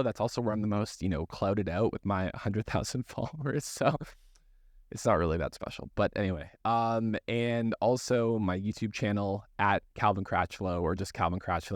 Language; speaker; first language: English; native; English